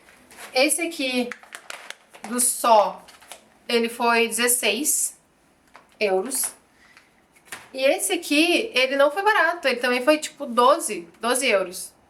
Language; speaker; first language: Portuguese; native; Portuguese